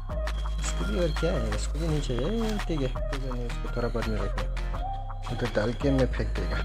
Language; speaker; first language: Hindi; non-native, local second language; Bodo